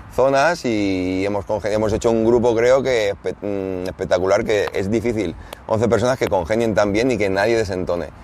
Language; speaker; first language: Spanish; native; Spanish